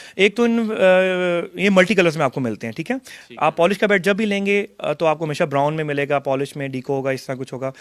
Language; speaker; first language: Urdu; non-native, local second language; Punjabi